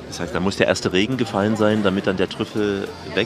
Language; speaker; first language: German; native; German